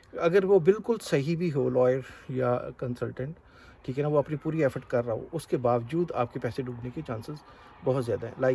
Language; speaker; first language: Urdu; non-native, local second language; Punjabi